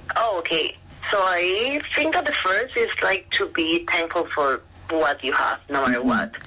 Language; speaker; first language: English; non-native, learner; Spanish